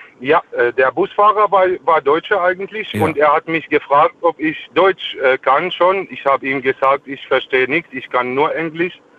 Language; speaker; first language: German; non-native, fluent; Arabic